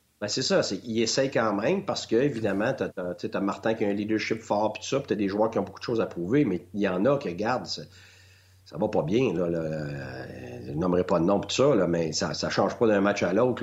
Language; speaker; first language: French; native; French